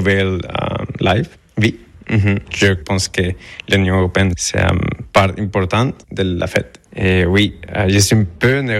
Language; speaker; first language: French; non-native, learner; Spanish